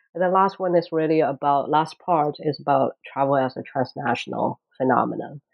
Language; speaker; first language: English; non-native, fluent; Chinese